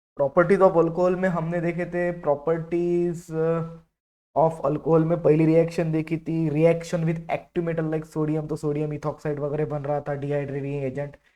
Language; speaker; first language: Hindi; non-native, local second language; Marathi